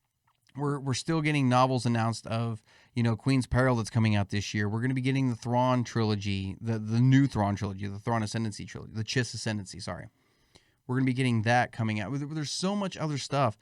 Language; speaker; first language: English; native; English